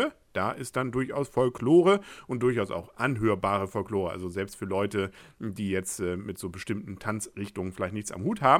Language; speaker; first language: German; native; German